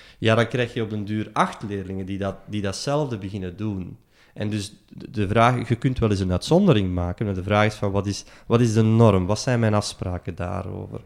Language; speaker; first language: Dutch; native; Dutch